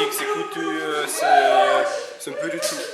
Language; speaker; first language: French; non-native, fluent; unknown